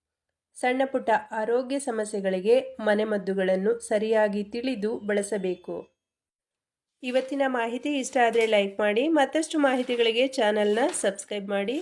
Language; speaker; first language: Kannada; native; Kannada